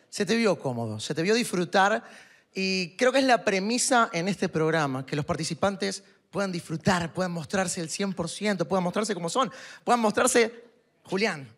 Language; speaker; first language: Spanish; native; Spanish